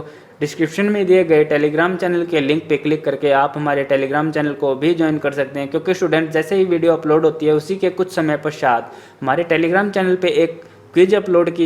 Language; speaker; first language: Hindi; native; Hindi